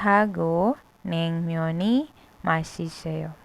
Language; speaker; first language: Korean; non-native, learner; Hindi